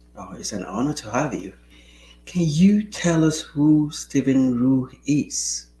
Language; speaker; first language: English; non-native, local second language; Yoruba